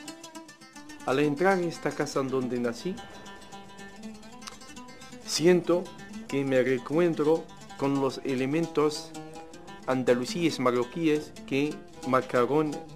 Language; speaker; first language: Spanish; non-native, fluent; Arabic